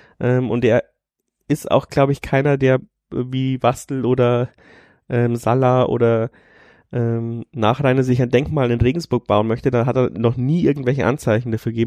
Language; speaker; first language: German; native; German